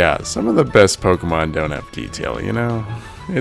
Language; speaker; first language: English; native; English